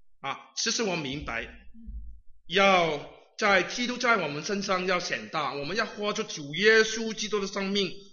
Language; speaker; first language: Chinese; non-native, local second language; Cantonese